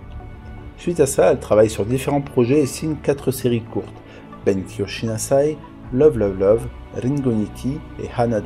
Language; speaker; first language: French; native; French